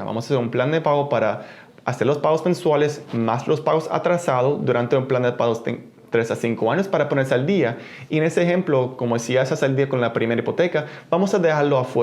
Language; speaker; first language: Spanish; early bilingual, heritage; Spanish